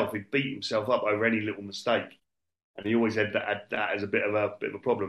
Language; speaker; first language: English; native; English